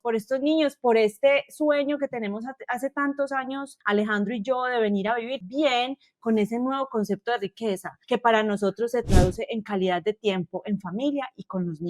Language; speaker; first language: Spanish; native; Spanish